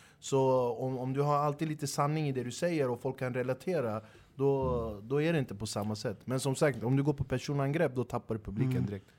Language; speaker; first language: Swedish; early bilingual, other home language; Kurdish